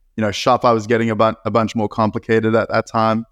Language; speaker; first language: English; native; English